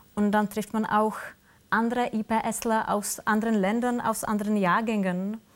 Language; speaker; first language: German; non-native, fluent; Czech